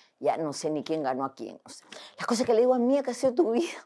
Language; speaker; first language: Spanish; native; Spanish